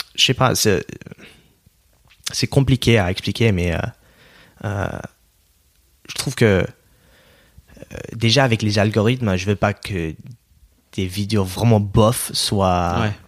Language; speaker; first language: French; non-native, fluent; English